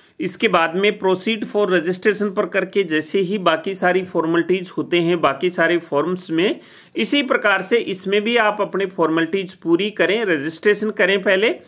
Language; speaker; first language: Hindi; native; Hindi